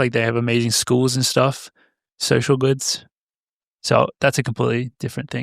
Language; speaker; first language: English; native; English